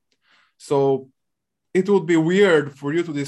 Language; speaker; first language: English; non-native, fluent; Bulgarian